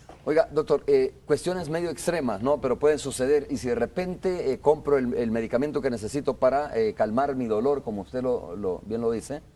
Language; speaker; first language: Spanish; native; Spanish